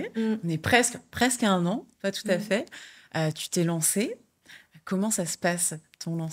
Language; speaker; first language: French; native; French